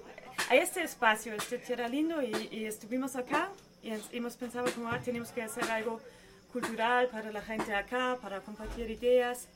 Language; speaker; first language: Spanish; non-native, learner; German